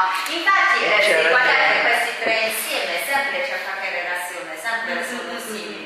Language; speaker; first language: Italian; non-native, fluent; Chinese